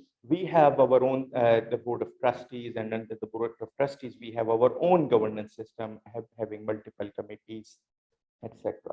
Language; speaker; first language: English; non-native, local second language; Urdu